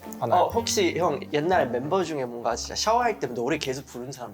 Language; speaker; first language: Korean; non-native, fluent; Chinese